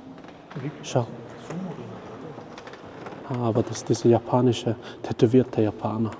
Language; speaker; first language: German; non-native, fluent; Mongolian